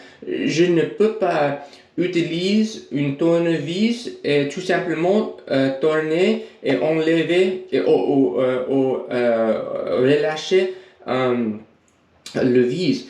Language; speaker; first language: French; non-native, learner; English